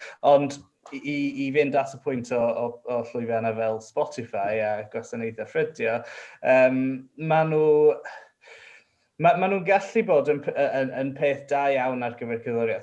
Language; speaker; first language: Welsh; non-native, local second language; English